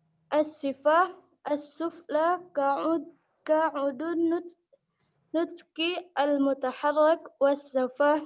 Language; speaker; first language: Arabic; non-native, learner; Indonesian